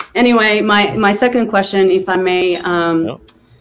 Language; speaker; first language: English; non-native, fluent; Albanian